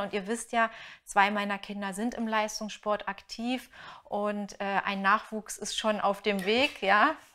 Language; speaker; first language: German; native; German